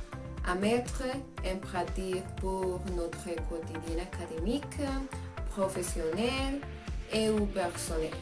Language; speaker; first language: French; non-native, learner; Spanish